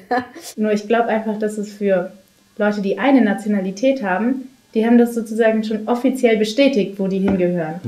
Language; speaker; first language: German; native; German